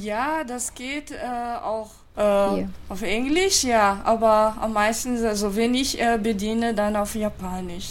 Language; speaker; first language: German; non-native, fluent; Japanese